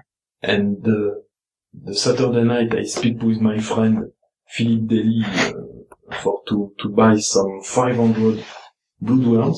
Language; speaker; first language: English; non-native, learner; French